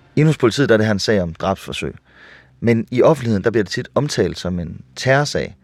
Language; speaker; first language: Danish; native; Danish